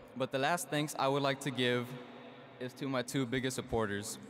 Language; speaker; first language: English; early bilingual, other home language; Spanish